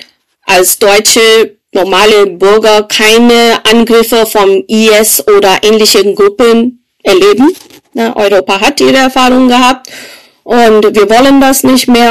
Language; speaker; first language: German; non-native, fluent; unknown